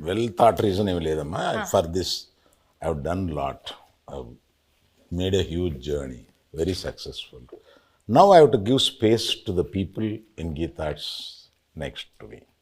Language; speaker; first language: Telugu; native; Telugu